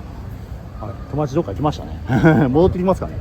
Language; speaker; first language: Japanese; native; Japanese